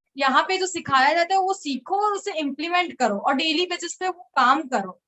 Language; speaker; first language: Hindi; non-native, local second language; Gujarati